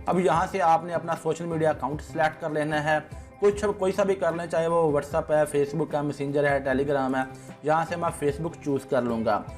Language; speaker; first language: Urdu; non-native, local second language; Punjabi